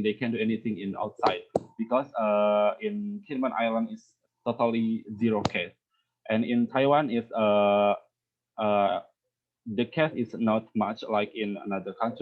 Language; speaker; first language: English; non-native, learner; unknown